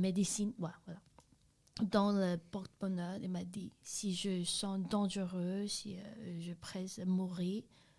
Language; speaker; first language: French; non-native, learner; Chinese